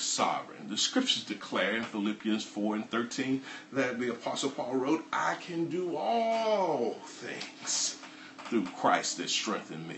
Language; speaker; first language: English; native; English